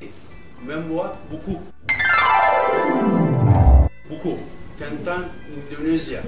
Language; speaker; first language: Indonesian; non-native, learner; Turkish